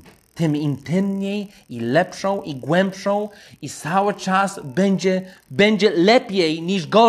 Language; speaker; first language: Polish; non-native, fluent; English